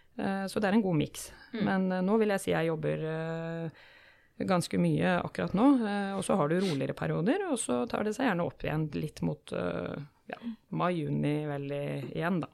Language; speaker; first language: Norwegian; native; Norwegian